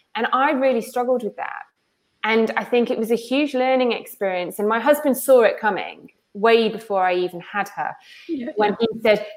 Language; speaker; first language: English; native; English